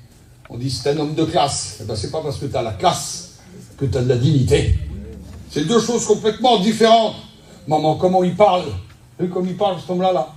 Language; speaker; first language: French; native; French